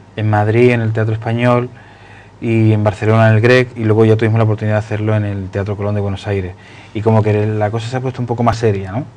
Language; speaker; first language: Spanish; native; Spanish